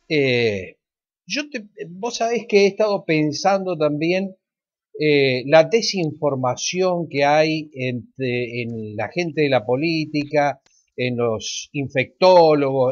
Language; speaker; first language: Spanish; native; Spanish